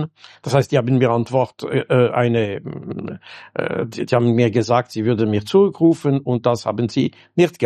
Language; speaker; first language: German; non-native, local second language; French